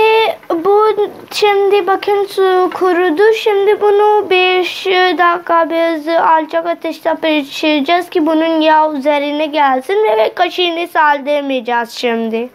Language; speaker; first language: Turkish; non-native, learner; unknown